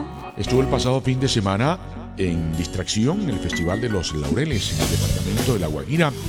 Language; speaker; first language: Spanish; native; Spanish